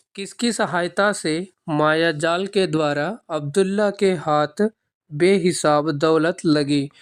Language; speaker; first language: Hindi; non-native, local second language; Telugu